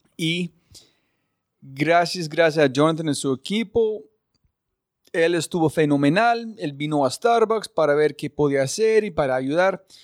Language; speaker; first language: Spanish; non-native, fluent; English